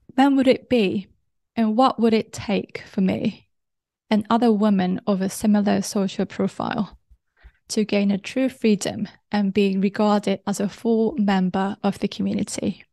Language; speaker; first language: English; non-native, fluent; Japanese